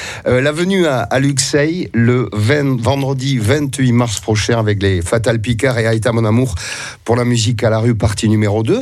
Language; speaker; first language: French; native; French